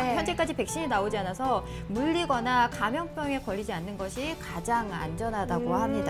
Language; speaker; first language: Korean; native; Korean